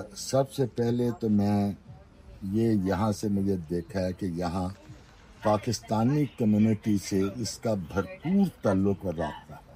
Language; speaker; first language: Urdu; non-native, local second language; Punjabi